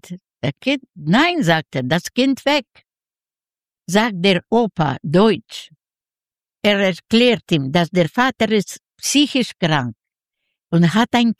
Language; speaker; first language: German; non-native, learner; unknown